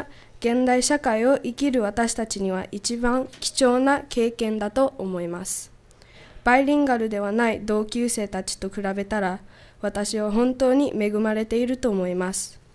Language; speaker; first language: Japanese; non-native, fluent; English